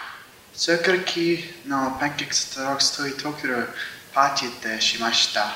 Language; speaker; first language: Japanese; non-native, learner; English